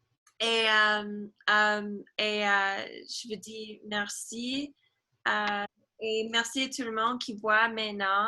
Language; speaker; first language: French; non-native, learner; English